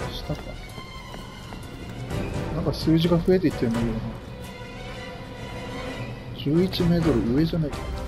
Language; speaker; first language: Japanese; native; Japanese